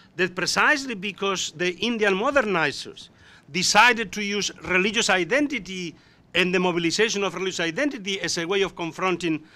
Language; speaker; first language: English; non-native, fluent; Spanish